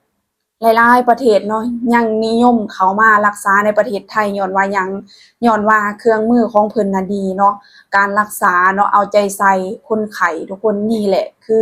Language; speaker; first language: Thai; non-native, local second language; Lao